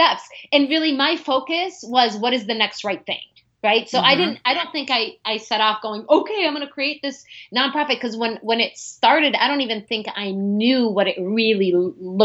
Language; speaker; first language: English; early bilingual, other home language; Arabic